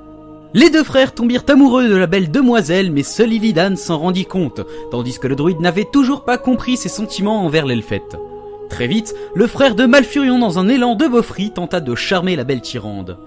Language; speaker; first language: French; native; French